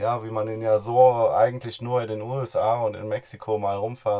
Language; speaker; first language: German; native; German